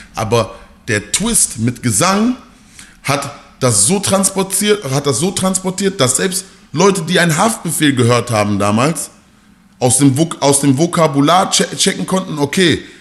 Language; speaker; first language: German; native; German